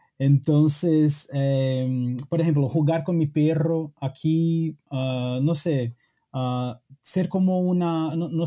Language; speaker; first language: Spanish; non-native, fluent; Portuguese